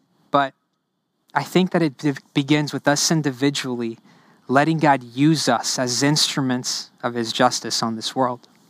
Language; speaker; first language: English; early bilingual, other home language; Spanish